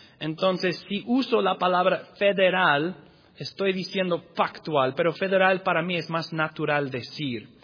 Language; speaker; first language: Spanish; non-native, fluent; English